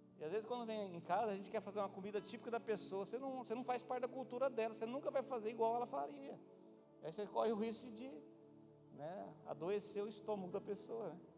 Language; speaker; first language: Portuguese; native; Portuguese